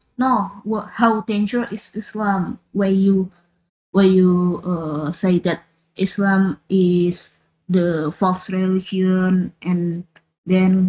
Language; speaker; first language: English; non-native, learner; Indonesian